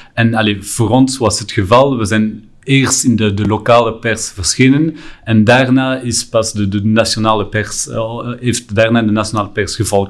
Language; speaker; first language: Dutch; non-native, local second language; French